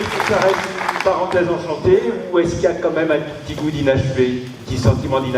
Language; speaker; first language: French; native; French